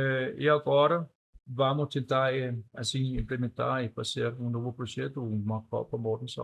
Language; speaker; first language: Portuguese; non-native, fluent; Danish